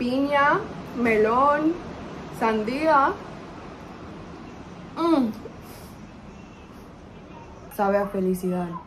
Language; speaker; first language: Spanish; non-native, learner; English